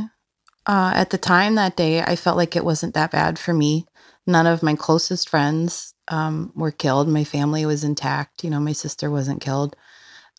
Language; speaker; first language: English; native; English